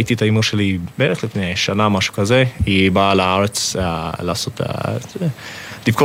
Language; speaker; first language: Hebrew; non-native, fluent; English